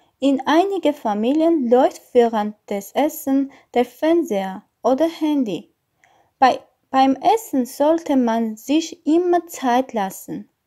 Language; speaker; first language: German; non-native, learner; Armenian